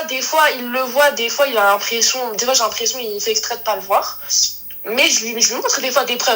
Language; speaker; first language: French; native; French